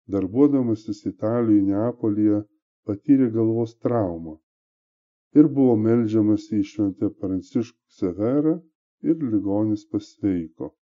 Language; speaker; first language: Lithuanian; native; Lithuanian